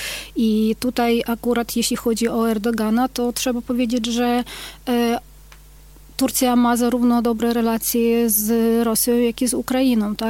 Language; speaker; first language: Polish; non-native, fluent; Ukrainian